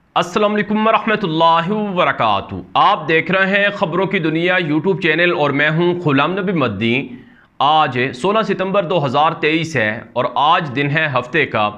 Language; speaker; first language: Urdu; native; Urdu